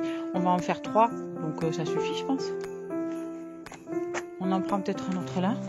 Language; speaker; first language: French; native; French